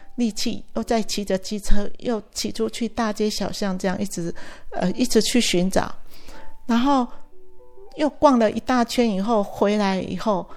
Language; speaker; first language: Chinese; native; Chinese